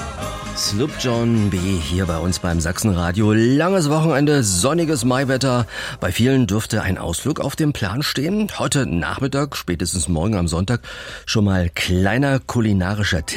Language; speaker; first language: German; native; German